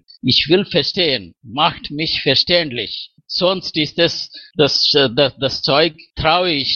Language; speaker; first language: German; non-native, fluent; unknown